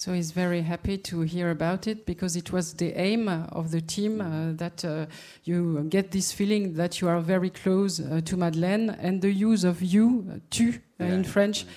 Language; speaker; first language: English; non-native, learner; French